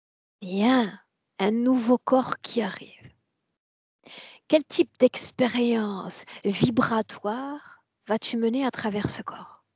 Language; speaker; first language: French; native; French